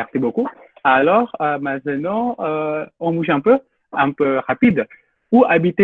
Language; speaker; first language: French; non-native, fluent; Indonesian